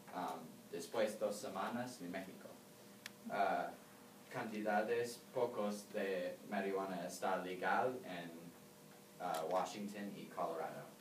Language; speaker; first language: Spanish; non-native, learner; English